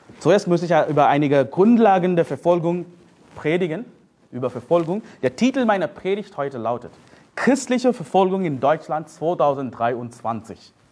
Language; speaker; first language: German; non-native, fluent; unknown